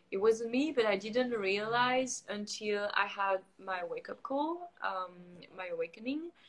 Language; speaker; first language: English; non-native, fluent; French